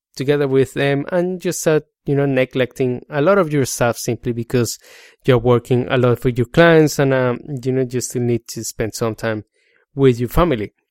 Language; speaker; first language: English; non-native, fluent; Spanish